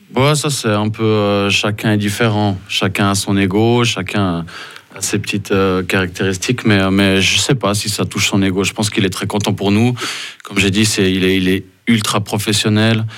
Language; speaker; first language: French; native; French